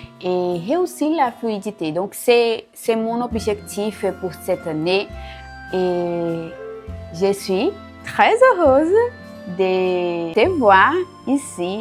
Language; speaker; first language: French; non-native, learner; Portuguese